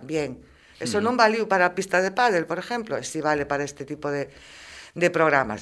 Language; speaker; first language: Spanish; non-native, local second language; Galician